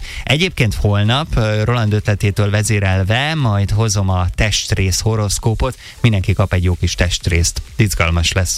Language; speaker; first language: Hungarian; native; Hungarian